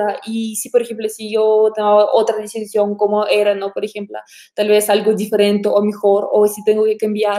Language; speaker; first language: Spanish; non-native, fluent; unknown